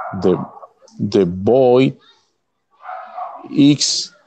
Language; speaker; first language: English; non-native, learner; Spanish